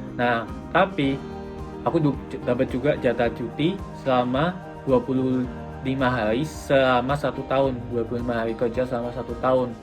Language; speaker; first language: Indonesian; native; Indonesian